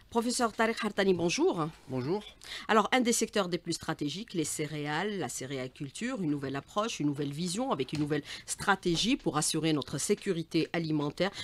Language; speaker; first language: French; non-native, local second language; Arabic